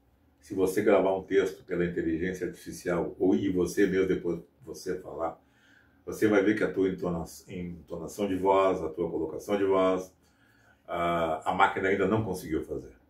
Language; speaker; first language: Portuguese; native; Portuguese